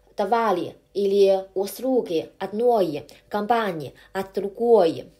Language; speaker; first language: Russian; non-native, learner; Chinese